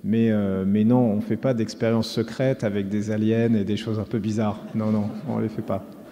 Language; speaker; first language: French; native; French